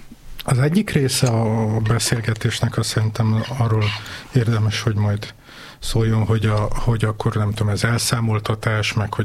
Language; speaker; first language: Hungarian; native; Hungarian